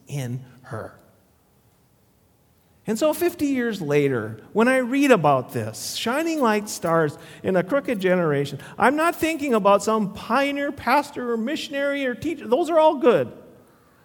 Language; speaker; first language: English; native; English